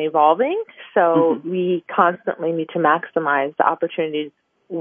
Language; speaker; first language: English; native; English